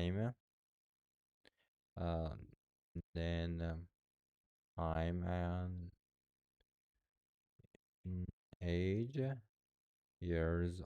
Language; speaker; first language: English; non-native, fluent; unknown